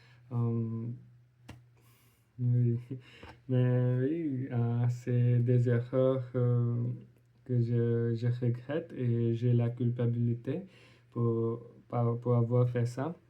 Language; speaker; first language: French; non-native, learner; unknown